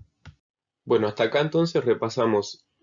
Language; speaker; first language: Spanish; native; Spanish